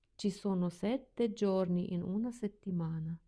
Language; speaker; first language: Italian; non-native, fluent; Ukrainian